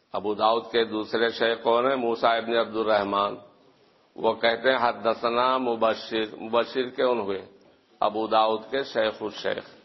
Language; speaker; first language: Urdu; native; Urdu